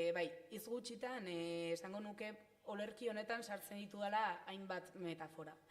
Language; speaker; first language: Basque; non-native, local second language; Spanish